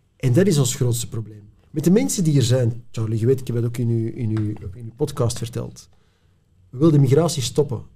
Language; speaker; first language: Dutch; native; Dutch